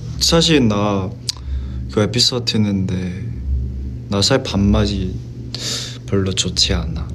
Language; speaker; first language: Korean; non-native, fluent; Chinese